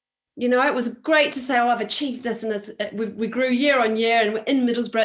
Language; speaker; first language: English; native; English